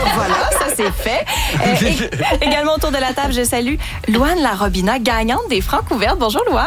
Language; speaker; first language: French; native; French